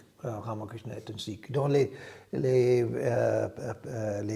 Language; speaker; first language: French; non-native, fluent; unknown